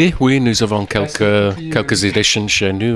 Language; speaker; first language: French; non-native, fluent; English